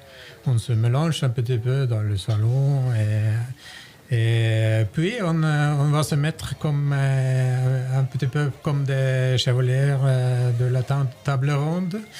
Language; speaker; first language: French; non-native, fluent; Norwegian